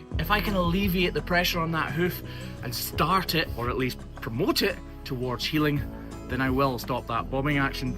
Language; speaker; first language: English; native; English